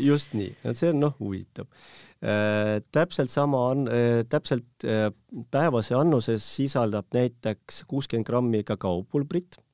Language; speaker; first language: Estonian; non-native, local second language; Russian